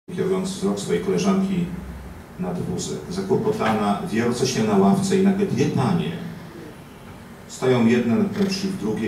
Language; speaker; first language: Polish; native; Polish